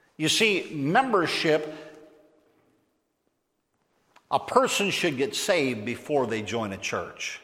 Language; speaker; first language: English; native; English